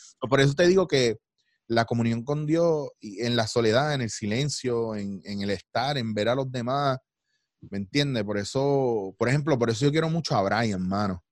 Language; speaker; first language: Spanish; native; Spanish